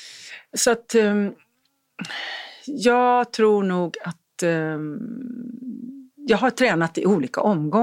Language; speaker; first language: Swedish; native; Swedish